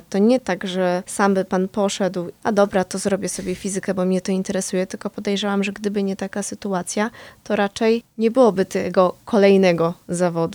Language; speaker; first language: Polish; native; Polish